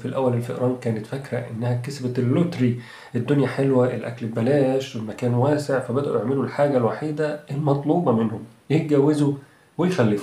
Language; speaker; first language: Arabic; native; Arabic